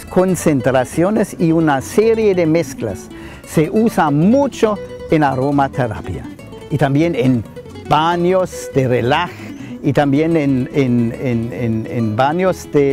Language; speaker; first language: Spanish; non-native, fluent; German